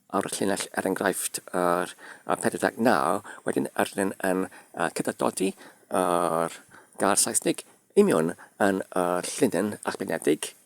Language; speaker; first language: Welsh; non-native, learner; Dutch